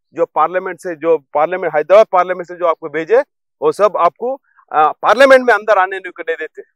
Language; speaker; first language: Hindi; non-native, local second language; Telugu